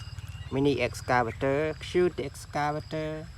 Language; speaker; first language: English; non-native, local second language; Indonesian